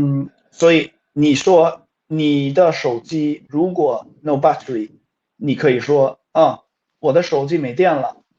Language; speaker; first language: Chinese; non-native, fluent; Swedish